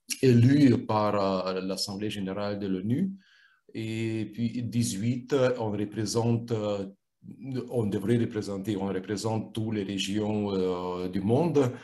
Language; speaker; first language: French; non-native, fluent; Lithuanian